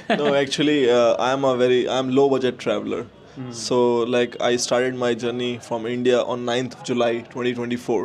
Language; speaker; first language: English; non-native, local second language; Hindi